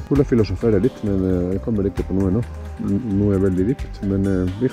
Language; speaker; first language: Norwegian; non-native, fluent; Spanish